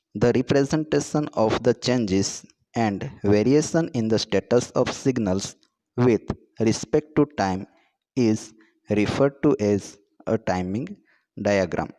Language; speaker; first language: English; non-native, local second language; Gujarati